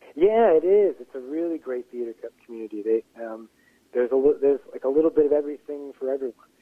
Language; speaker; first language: English; native; English